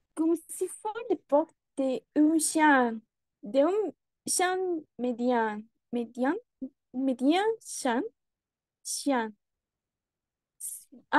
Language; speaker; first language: French; non-native, learner; Spanish